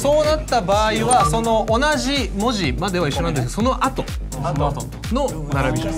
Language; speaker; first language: Japanese; native; Japanese